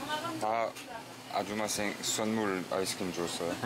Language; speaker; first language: Korean; non-native, learner; French